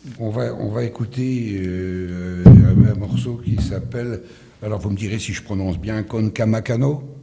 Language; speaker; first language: French; native; French